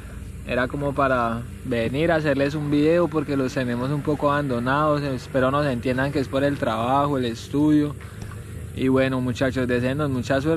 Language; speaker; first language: Spanish; native; Spanish